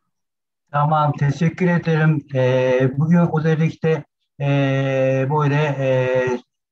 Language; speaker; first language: Turkish; non-native, learner; Japanese